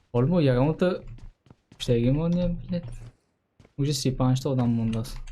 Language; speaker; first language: Persian; non-native, local second language; Uzbek